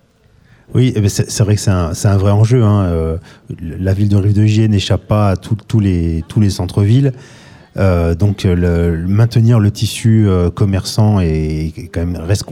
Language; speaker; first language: French; native; French